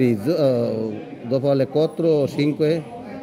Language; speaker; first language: Italian; non-native, learner; Bangla